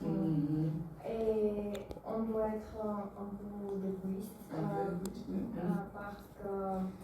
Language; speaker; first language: French; non-native, learner; Bulgarian